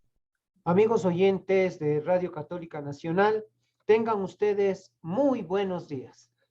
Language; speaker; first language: Spanish; native; Spanish